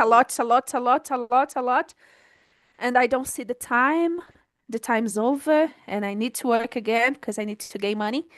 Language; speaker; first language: English; non-native, learner; Portuguese